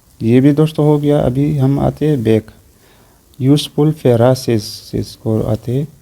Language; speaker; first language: Urdu; non-native, local second language; Pashto